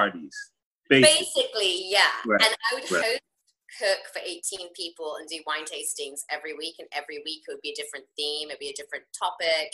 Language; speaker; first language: English; native; English